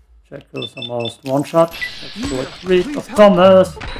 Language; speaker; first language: English; non-native, fluent; German